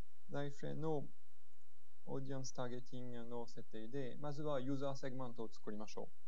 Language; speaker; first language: Japanese; non-native, fluent; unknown